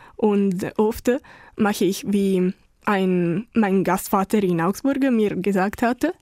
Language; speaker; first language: German; non-native, learner; Italian